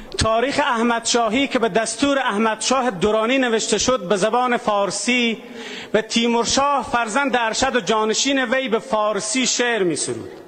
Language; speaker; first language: Persian; native; Persian